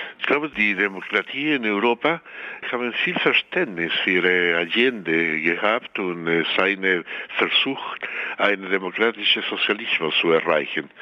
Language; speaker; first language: German; non-native, fluent; Spanish